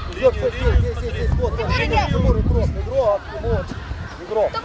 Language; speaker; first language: Russian; native; Russian